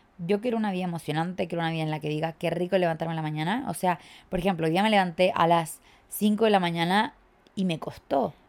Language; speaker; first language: Spanish; native; Spanish